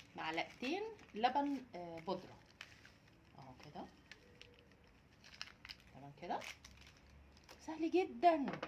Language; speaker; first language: Arabic; native; Arabic